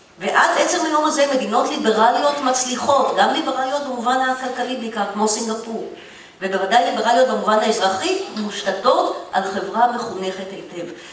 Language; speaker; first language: Hebrew; native; Hebrew